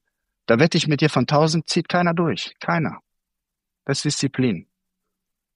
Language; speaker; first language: German; native; German